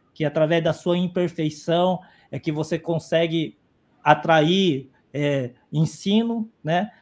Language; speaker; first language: Portuguese; native; Portuguese